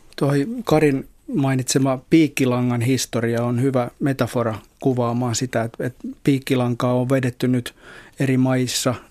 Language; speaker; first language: Finnish; native; Finnish